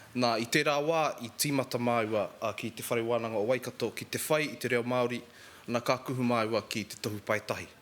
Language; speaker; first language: Māori; non-native, local second language; English